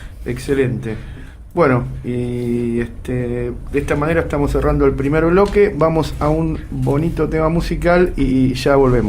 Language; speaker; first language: Spanish; native; Spanish